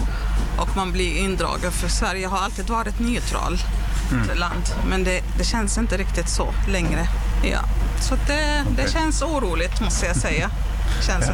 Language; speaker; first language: Swedish; non-native, fluent; Arabic